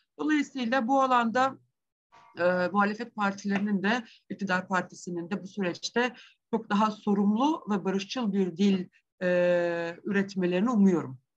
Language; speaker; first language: Turkish; native; Turkish